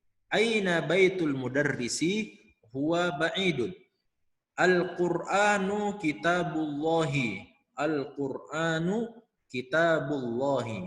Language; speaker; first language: Arabic; non-native, fluent; Indonesian